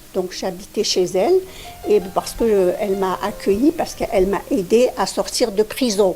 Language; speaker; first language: French; non-native, local second language; Arabic